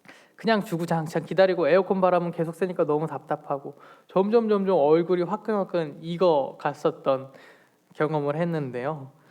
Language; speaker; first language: Korean; native; Korean